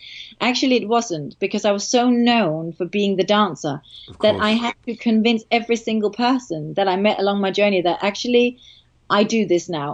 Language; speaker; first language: English; non-native, fluent; Danish